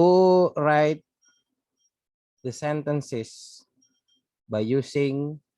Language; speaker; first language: English; non-native, learner; Indonesian